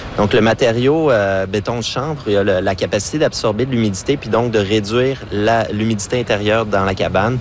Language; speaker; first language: French; native; French